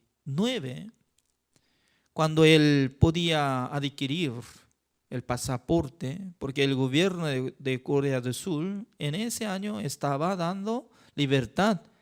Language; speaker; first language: Spanish; non-native, fluent; Korean